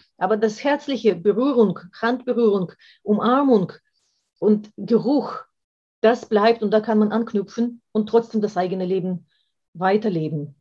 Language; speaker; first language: German; non-native, fluent; Russian